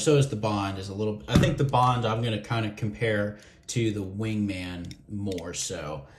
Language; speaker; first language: English; native; English